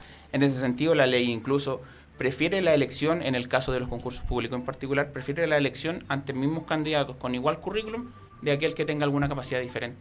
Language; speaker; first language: Spanish; native; Spanish